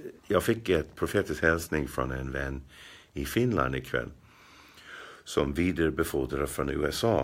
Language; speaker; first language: Swedish; non-native, fluent; English